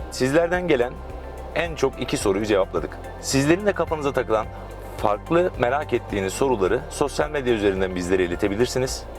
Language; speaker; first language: Turkish; native; Turkish